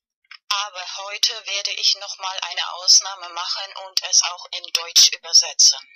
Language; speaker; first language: German; non-native, fluent; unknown